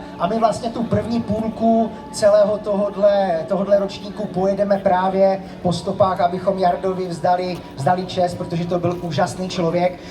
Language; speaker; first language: Czech; native; Czech